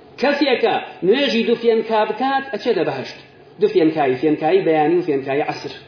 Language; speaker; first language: Central Kurdish; native; Central Kurdish